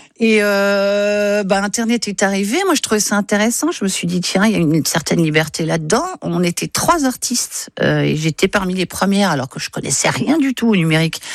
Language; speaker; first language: French; native; French